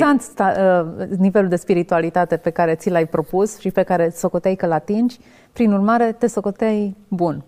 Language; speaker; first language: Romanian; native; Romanian